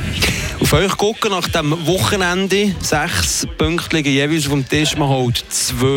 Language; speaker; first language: German; native; German